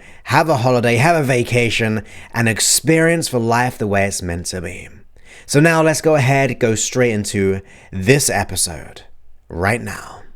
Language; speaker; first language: English; native; English